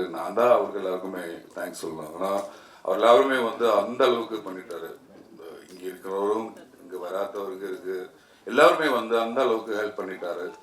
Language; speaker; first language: Tamil; non-native, learner; Malayalam